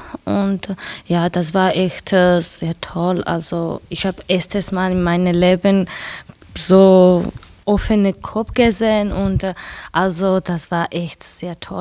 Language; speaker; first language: German; non-native, learner; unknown